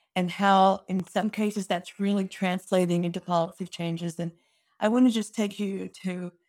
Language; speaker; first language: English; native; English